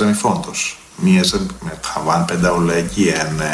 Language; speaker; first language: Hungarian; non-native, learner; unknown